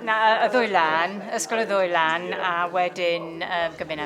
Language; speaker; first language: Welsh; non-native, learner; English